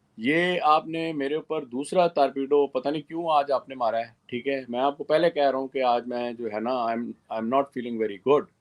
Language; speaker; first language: Urdu; non-native, local second language; Sindhi